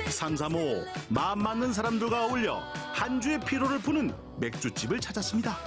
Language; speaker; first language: Korean; native; Korean